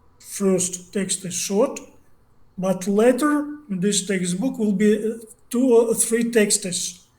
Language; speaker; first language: English; non-native, learner; Russian